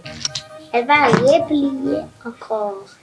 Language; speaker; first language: French; non-native, local second language; Haitian Creole